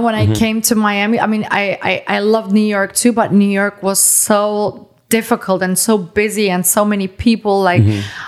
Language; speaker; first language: English; non-native, fluent; German